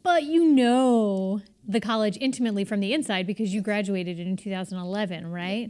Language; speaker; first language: English; native; English